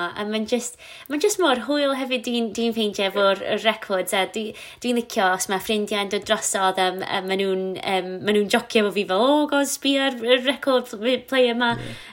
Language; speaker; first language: Welsh; non-native, local second language; English